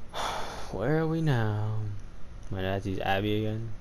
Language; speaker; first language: English; native; English